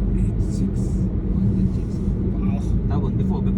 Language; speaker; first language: English; non-native, learner; Japanese